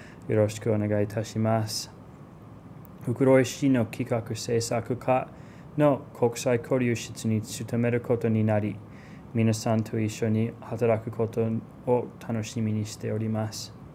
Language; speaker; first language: Japanese; non-native, fluent; English